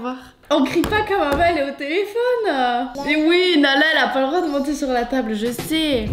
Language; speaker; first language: French; native; French